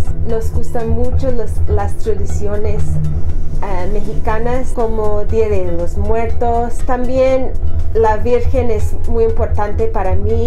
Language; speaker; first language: Spanish; non-native, fluent; English